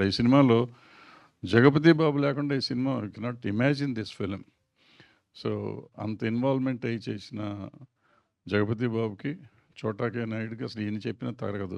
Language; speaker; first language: Telugu; native; Telugu